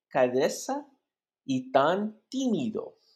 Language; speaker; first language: Spanish; non-native, learner; English